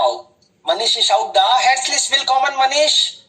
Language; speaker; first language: German; non-native, fluent; Hindi